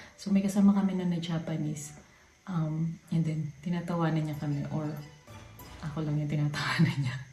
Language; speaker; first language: Filipino; native; Filipino